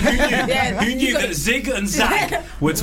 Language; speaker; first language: English; native; English